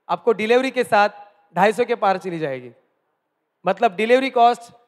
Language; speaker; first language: Hindi; non-native, local second language; Marathi